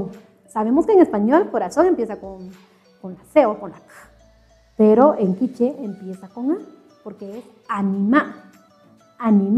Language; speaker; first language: Spanish; non-native, local second language; Kʼicheʼ